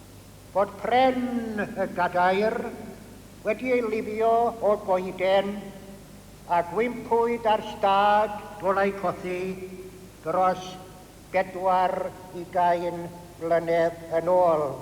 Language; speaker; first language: Welsh; native; Welsh